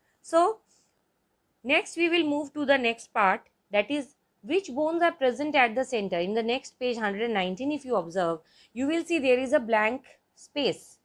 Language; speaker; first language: English; non-native, local second language; Bangla